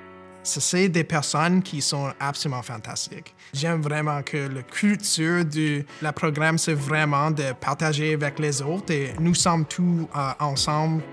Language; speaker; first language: French; non-native, fluent; English